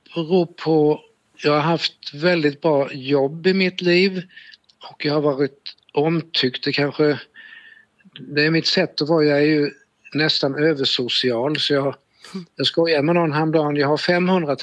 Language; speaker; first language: Swedish; native; Swedish